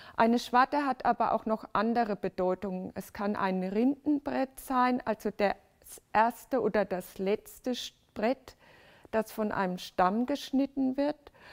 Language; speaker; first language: German; native; German